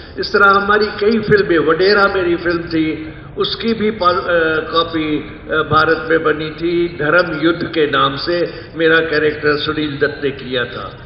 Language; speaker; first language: Urdu; non-native, local second language; Sindhi